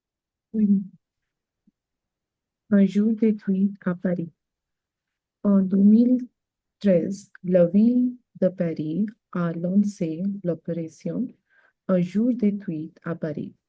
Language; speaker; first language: French; non-native, learner; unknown